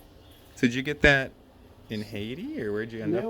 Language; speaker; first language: English; native; English